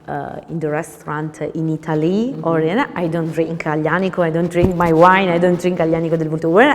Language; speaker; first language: English; non-native, learner; Italian